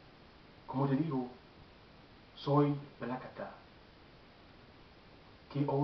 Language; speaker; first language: Spanish; non-native, learner; Haitian Creole